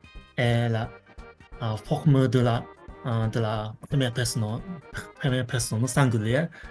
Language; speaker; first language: French; non-native, fluent; Japanese